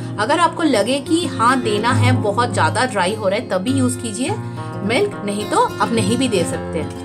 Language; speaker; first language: Hindi; non-native, local second language; Bangla